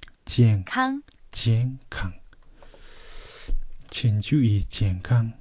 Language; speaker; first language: Chinese; non-native, learner; Mongolian